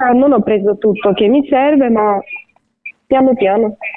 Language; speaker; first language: Italian; non-native, learner; Ukrainian